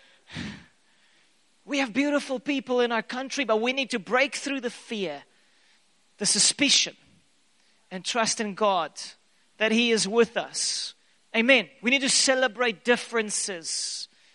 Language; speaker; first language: English; native; English